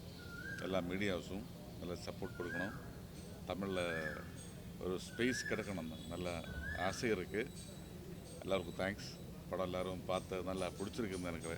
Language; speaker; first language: Tamil; non-native, learner; Malayalam